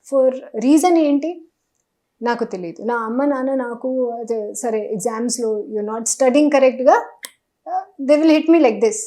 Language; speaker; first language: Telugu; non-native, learner; Hindi